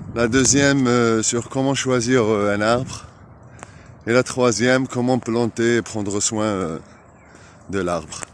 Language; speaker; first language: French; non-native, local second language; Arabic